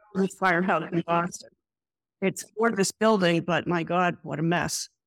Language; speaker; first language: English; native; English